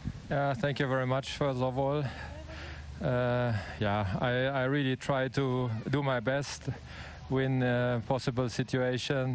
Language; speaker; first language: English; non-native, fluent; German